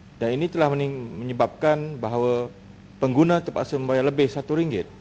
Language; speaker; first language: Malay; native; Malay